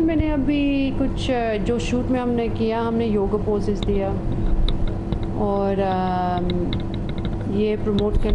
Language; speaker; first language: Hindi; non-native, fluent; English